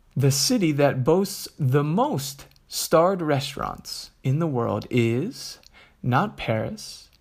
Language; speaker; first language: English; native; English